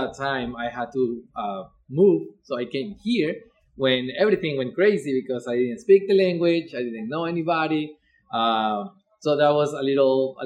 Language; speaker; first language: English; non-native, fluent; Spanish